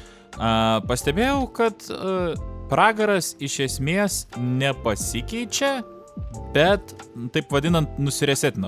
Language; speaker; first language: Lithuanian; native; Lithuanian